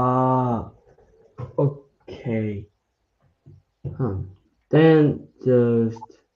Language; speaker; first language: English; non-native, learner; Korean